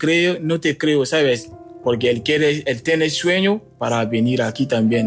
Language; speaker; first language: Spanish; non-native, learner; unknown